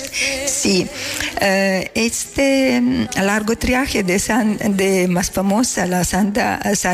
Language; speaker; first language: Spanish; non-native, fluent; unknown